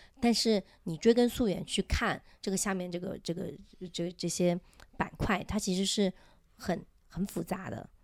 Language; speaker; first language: Chinese; non-native, local second language; Min Nan Chinese